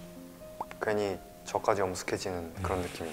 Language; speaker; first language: Korean; native; Korean